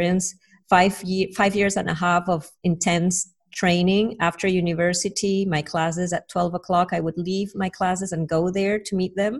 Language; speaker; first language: English; non-native, fluent; Spanish